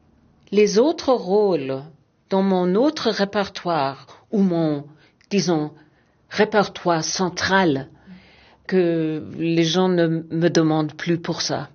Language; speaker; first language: French; non-native, fluent; German